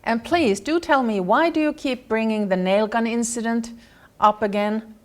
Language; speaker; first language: English; non-native, fluent; Finnish